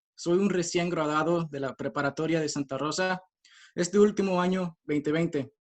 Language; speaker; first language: Spanish; early bilingual, heritage; Spanish